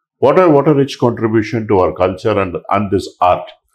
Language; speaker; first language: English; non-native, local second language; Tamil